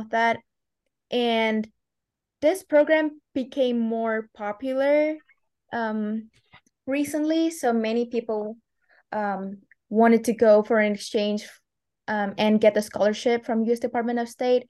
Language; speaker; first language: English; non-native, fluent; Indonesian